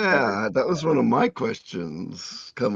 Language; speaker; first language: English; native; English